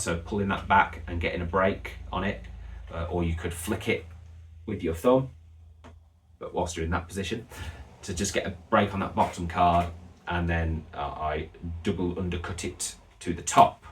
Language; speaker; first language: English; native; English